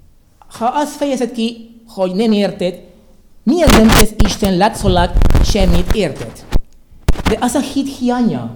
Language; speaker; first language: Hungarian; non-native, learner; Spanish